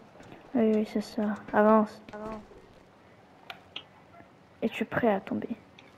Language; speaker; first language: French; native; French